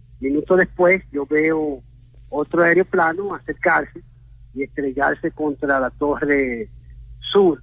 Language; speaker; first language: Spanish; early bilingual, heritage; Spanish